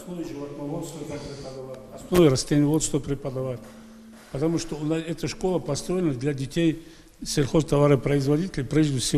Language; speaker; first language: Russian; native; Russian